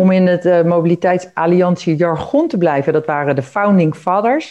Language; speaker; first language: Dutch; native; Dutch